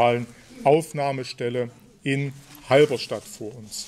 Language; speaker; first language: German; native; German